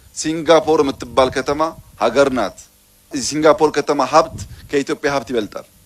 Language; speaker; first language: Amharic; non-native, local second language; Oromo